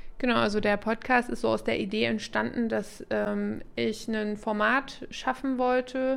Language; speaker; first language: German; native; German